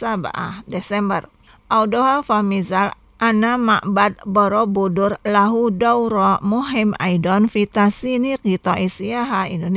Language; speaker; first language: Arabic; non-native, fluent; Indonesian